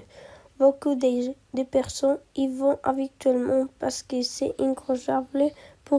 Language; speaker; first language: French; non-native, learner; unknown